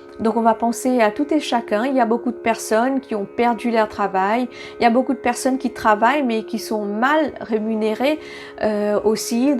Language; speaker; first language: French; non-native, local second language; Bhojpuri